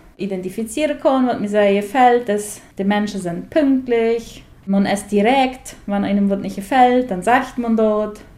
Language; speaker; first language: German; non-native, fluent; Plautdietsch